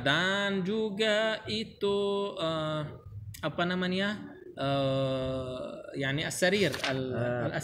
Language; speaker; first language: Indonesian; non-native, learner; Arabic